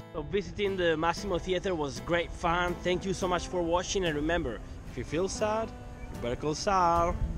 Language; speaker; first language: English; non-native, fluent; Italian